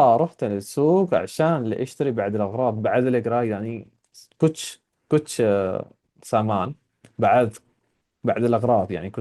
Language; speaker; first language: Arabic; non-native, fluent; Urdu